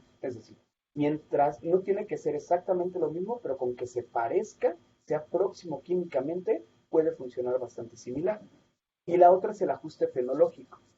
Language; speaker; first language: Spanish; native; Spanish